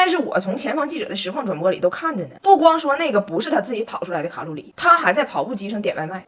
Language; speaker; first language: Chinese; native; Chinese